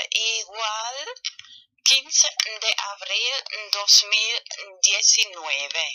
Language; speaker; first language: Spanish; non-native, fluent; German